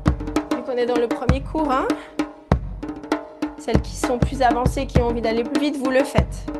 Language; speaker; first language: French; native; French